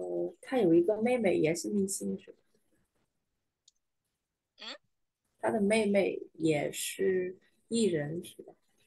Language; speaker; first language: Chinese; non-native, learner; Vietnamese